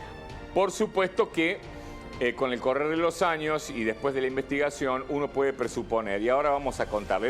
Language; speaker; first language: Spanish; native; Spanish